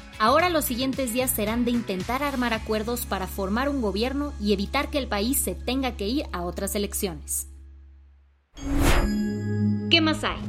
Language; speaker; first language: Spanish; native; Spanish